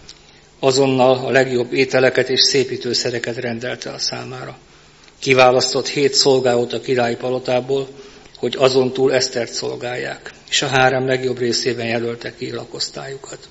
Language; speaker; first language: Hungarian; native; Hungarian